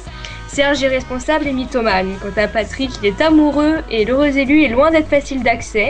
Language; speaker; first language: French; native; French